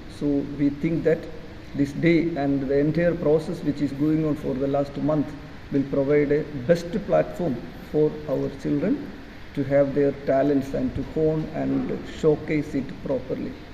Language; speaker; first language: English; non-native, local second language; Malayalam